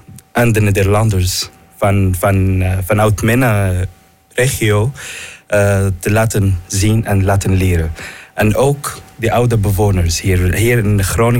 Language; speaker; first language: Dutch; non-native, fluent; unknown